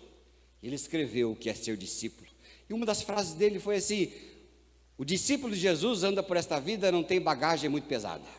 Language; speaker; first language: Portuguese; native; Portuguese